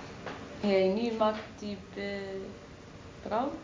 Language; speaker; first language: Dutch; non-native, learner; Arabic